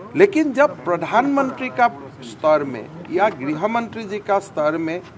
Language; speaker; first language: Hindi; non-native, local second language; Assamese